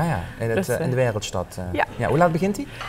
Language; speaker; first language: Dutch; native; Dutch